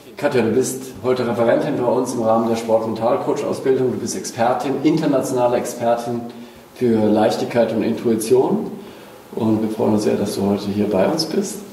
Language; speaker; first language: German; native; German